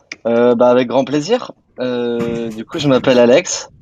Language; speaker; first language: French; native; French